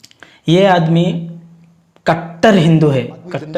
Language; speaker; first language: Hindi; non-native, local second language; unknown